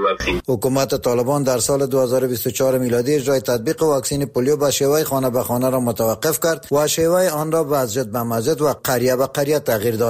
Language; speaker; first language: Persian; native; Persian